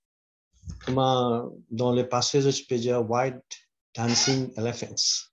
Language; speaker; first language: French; non-native, local second language; Morisyen